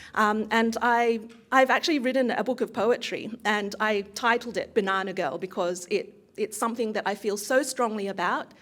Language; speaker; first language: English; early bilingual, other home language; Thai